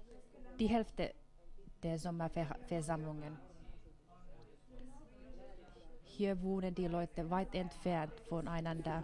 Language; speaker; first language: German; non-native, fluent; Finnish